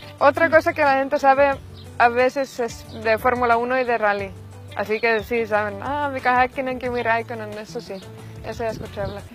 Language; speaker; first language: Spanish; non-native, fluent; Finnish